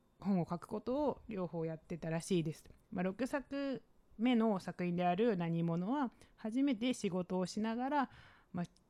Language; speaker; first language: Japanese; non-native, fluent; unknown